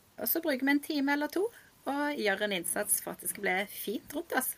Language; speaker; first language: Norwegian; native; Norwegian